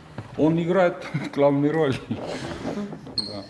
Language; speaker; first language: Russian; non-native, fluent; Estonian